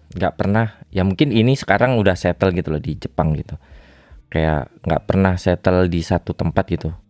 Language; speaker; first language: Indonesian; native; Indonesian